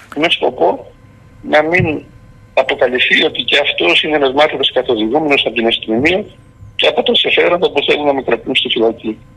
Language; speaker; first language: Greek; native; Greek